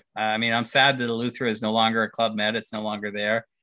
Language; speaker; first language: English; native; English